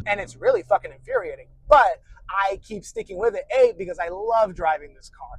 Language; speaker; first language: English; native; English